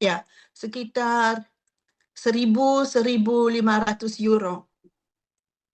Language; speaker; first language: Indonesian; non-native, fluent; French